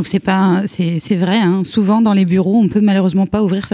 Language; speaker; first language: French; native; French